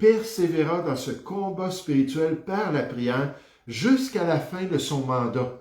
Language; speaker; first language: French; native; French